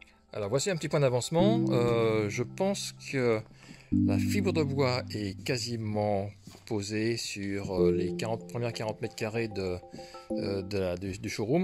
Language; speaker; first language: French; native; French